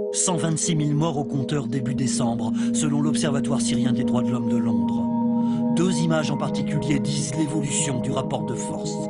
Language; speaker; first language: French; native; French